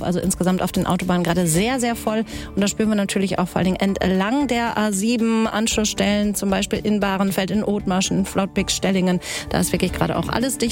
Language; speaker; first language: German; native; German